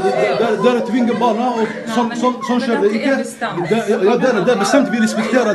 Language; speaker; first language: Norwegian; non-native, learner; Somali